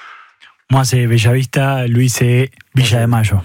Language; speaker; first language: French; non-native, learner; Spanish